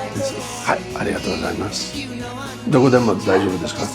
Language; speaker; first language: Japanese; non-native, fluent; English